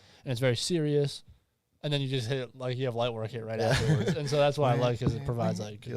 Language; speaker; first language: English; native; English